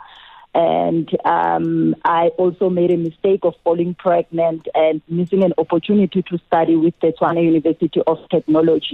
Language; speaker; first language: English; non-native, local second language; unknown